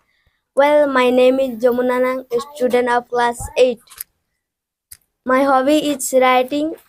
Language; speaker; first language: English; non-native, learner; Odia